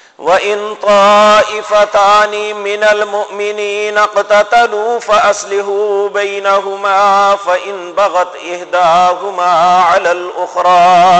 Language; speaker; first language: Urdu; non-native, local second language; Punjabi